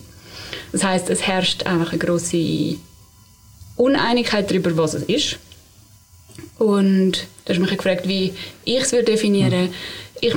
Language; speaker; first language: German; native; German